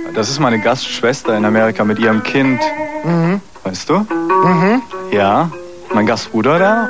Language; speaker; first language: German; native; German